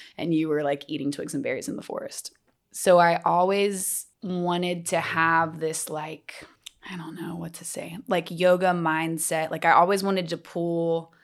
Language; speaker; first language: English; native; English